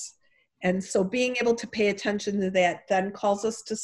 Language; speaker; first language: English; native; English